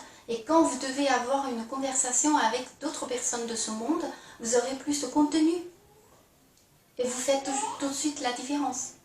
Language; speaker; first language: French; non-native, fluent; Chinese